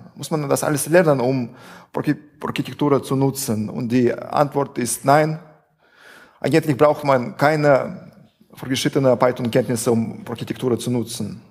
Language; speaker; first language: German; non-native, fluent; Russian